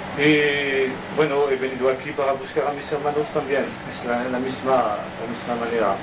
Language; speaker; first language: Spanish; non-native, learner; French